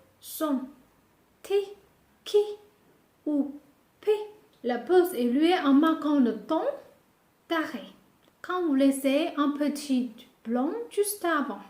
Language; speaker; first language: French; non-native, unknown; Japanese